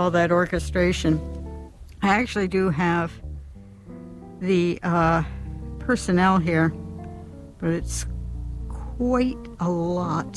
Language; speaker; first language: English; native; English